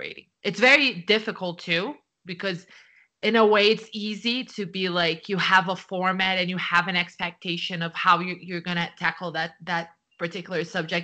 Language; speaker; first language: English; non-native, fluent; Portuguese